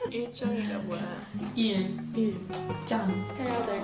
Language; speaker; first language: Korean; early bilingual, heritage; English